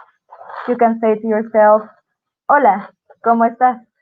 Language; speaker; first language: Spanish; non-native, fluent; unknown